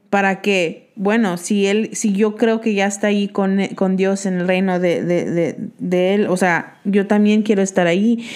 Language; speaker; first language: Spanish; early bilingual, heritage; Spanish